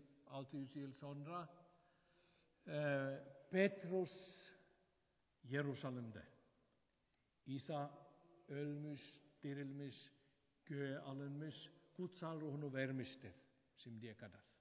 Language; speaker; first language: Turkish; non-native, fluent; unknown